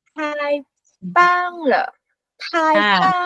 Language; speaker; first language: Chinese; non-native, learner; Vietnamese